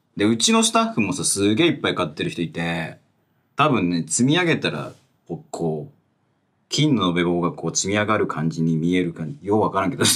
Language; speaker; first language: Japanese; native; Japanese